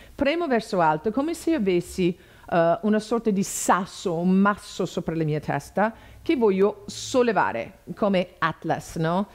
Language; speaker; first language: Italian; non-native, fluent; English